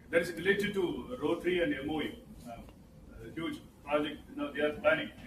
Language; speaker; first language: English; non-native, local second language; Tamil